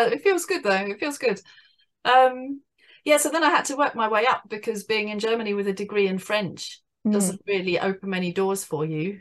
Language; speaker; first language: English; native; English